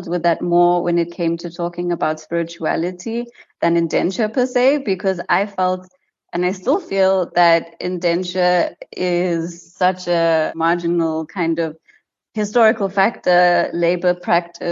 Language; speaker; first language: English; native; English